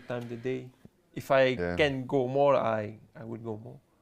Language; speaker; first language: English; non-native, learner; French